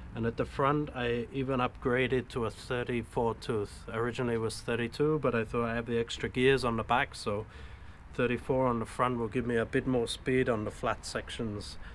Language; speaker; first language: English; native; English